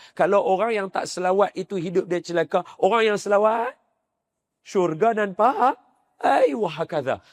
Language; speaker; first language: Malay; native; Malay